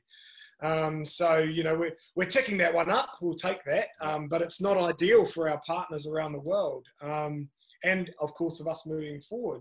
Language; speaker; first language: English; native; English